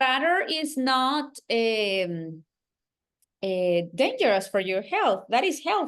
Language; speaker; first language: English; non-native, fluent; Spanish